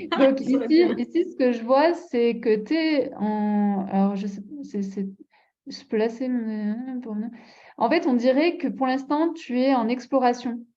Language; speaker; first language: French; native; French